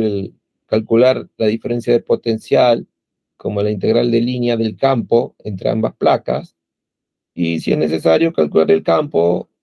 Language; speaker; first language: Spanish; native; Spanish